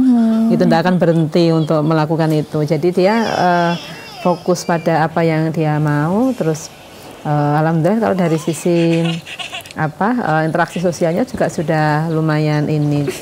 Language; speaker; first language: Indonesian; native; Indonesian